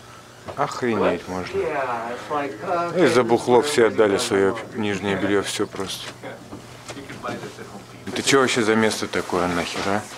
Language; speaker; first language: Russian; native; Russian